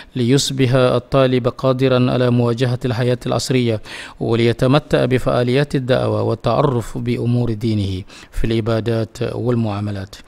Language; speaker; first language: Arabic; non-native, fluent; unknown